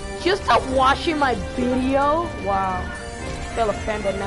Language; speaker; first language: English; early bilingual, other home language; Spanish